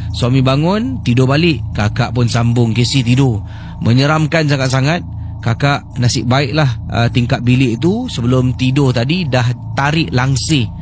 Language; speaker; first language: Malay; native; Malay